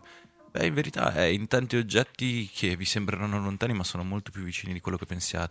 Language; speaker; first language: Italian; native; Italian